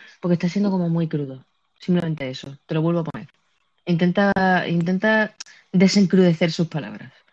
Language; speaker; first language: Spanish; native; Spanish